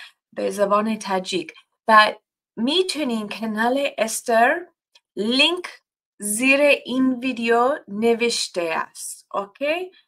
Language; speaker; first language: Persian; non-native, fluent; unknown